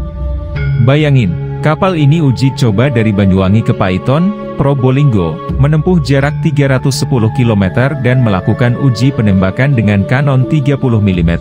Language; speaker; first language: Indonesian; native; Indonesian